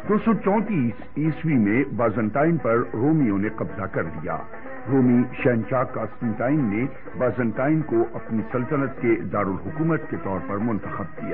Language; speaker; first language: Urdu; native; Urdu